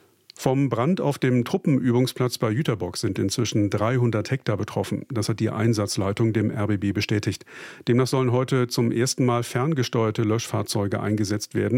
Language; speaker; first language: German; native; German